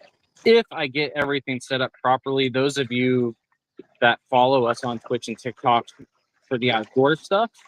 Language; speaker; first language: English; native; English